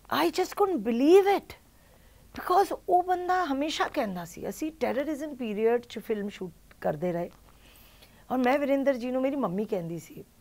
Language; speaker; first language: Punjabi; early bilingual, heritage; Punjabi